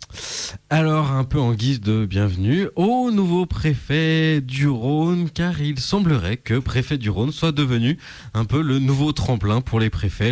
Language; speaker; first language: French; native; French